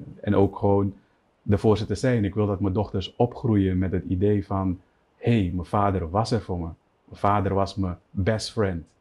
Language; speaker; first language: Dutch; native; Dutch